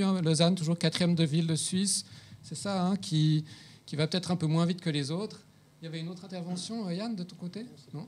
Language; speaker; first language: French; native; French